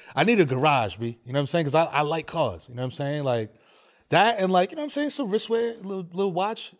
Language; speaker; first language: English; native; English